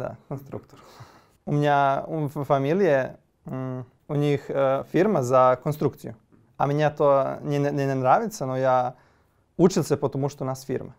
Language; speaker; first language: Russian; non-native, learner; Serbian